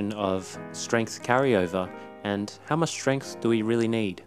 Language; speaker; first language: English; native; English